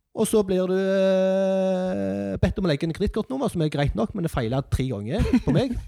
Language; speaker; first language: Norwegian; native; Norwegian